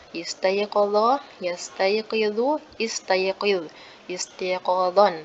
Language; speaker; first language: Arabic; non-native, fluent; Indonesian